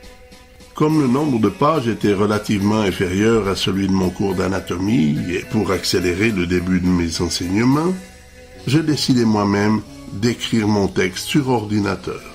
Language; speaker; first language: French; native; French